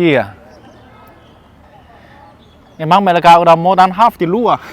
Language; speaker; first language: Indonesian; non-native, learner; Chinese